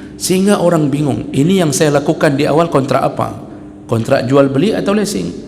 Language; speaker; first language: Malay; non-native, local second language; Achinese